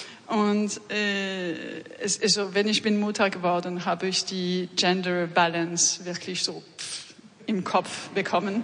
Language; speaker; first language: German; non-native, learner; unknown